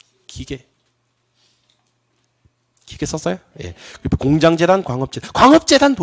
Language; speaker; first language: Korean; native; Korean